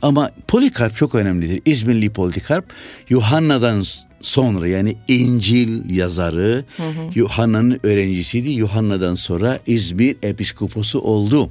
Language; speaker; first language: Turkish; non-native, local second language; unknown